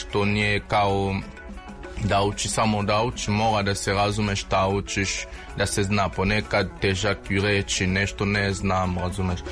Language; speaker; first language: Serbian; non-native, fluent; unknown